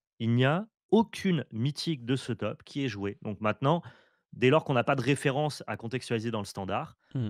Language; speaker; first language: French; native; French